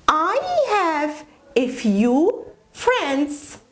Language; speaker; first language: English; non-native, fluent; Azerbaijani